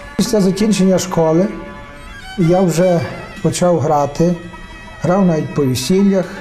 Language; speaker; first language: Ukrainian; native; Ukrainian